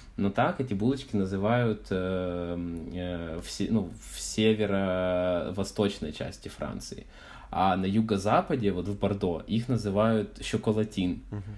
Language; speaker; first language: Russian; native; Russian